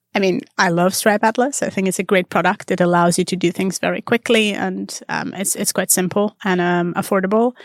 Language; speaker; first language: English; non-native, fluent; Armenian